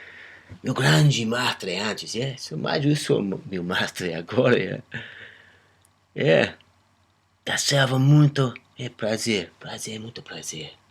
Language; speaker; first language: Portuguese; non-native, learner; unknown